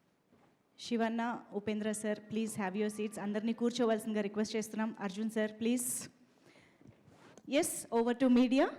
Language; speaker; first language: Telugu; native; Telugu